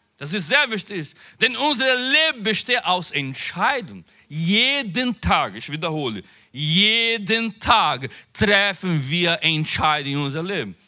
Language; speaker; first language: German; non-native, learner; Portuguese